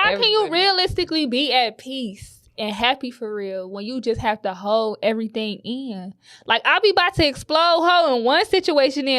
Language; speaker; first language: English; native; English